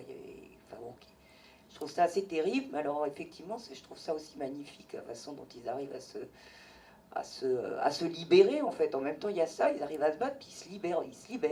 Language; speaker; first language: French; native; French